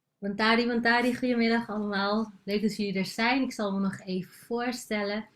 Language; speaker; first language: Dutch; non-native, local second language; Papiamento